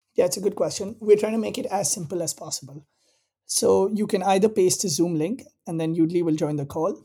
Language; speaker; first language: English; non-native, local second language; Hindi